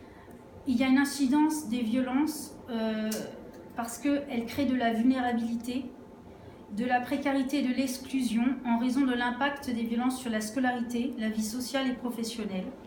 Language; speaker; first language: French; native; French